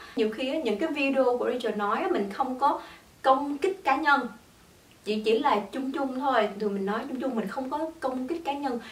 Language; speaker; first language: Vietnamese; early bilingual, heritage; Vietnamese